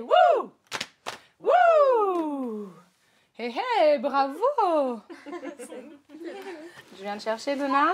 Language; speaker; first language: French; native; French